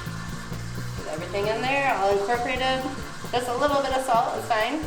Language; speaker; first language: English; native; English